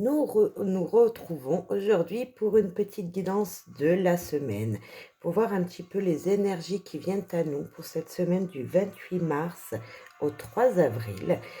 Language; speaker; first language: French; native; French